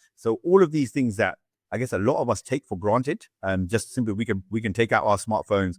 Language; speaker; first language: English; native; English